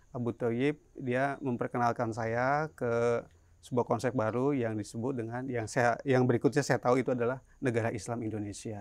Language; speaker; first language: Indonesian; native; Indonesian